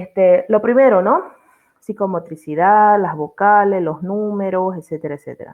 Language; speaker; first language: Spanish; native; Spanish